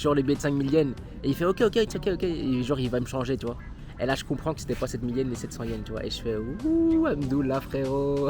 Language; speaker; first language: French; native; French